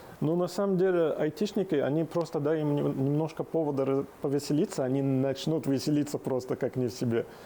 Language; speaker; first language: Russian; non-native, fluent; Arabic